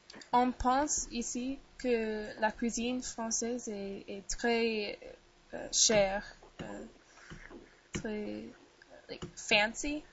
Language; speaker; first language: French; non-native, learner; English